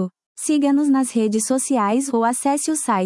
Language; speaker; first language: Portuguese; native; Portuguese